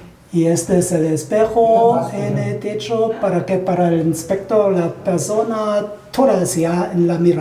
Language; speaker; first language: Spanish; non-native, fluent; German